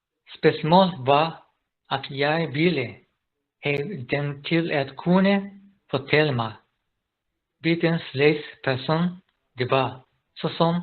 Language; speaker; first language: Danish; non-native, learner; Japanese